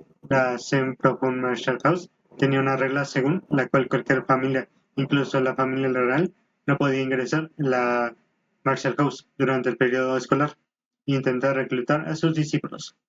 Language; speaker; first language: Spanish; native; Spanish